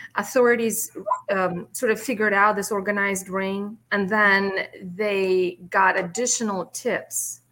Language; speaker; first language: English; non-native, fluent; Russian